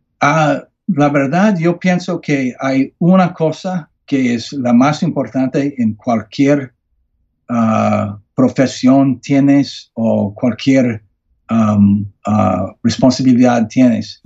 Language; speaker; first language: Spanish; non-native, learner; English